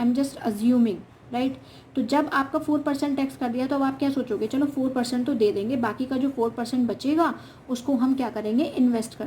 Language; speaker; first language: Hindi; native; Hindi